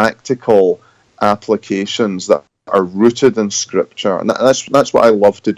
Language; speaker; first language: English; native; English